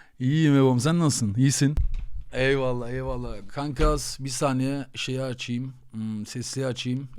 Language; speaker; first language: Turkish; native; Turkish